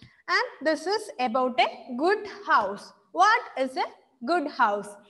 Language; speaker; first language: English; non-native, local second language; Malayalam